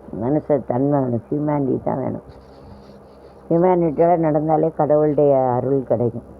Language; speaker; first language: Tamil; native; Tamil